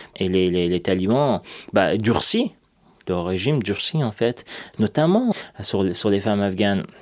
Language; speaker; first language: French; non-native, fluent; Persian